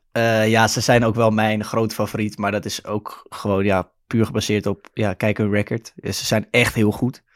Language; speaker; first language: Dutch; native; Dutch